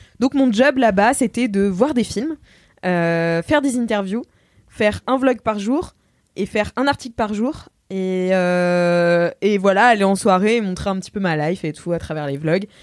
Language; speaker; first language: French; native; French